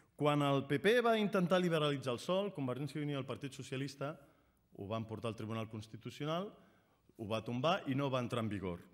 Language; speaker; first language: Catalan; native; Catalan